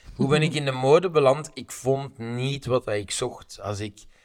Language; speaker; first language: Dutch; native; Dutch